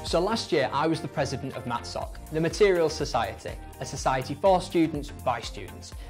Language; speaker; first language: English; non-native, fluent; Chinese